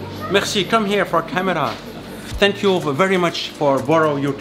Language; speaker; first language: English; non-native, learner; French